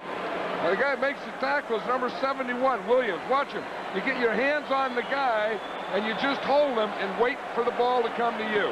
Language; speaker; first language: English; native; English